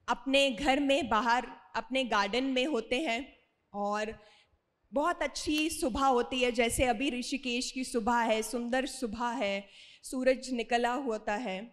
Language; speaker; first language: Hindi; native; Hindi